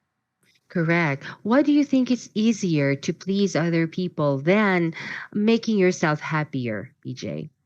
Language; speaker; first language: English; non-native, fluent; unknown